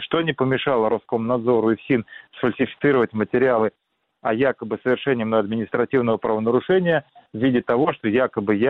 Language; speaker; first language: Russian; native; Russian